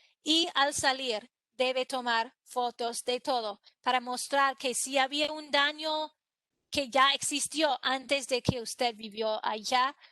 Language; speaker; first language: Spanish; non-native, fluent; English